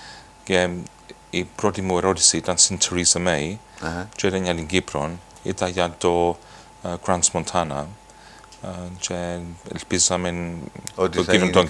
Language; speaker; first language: Greek; early bilingual, heritage; Greek